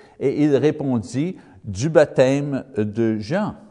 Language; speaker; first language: French; non-native, fluent; English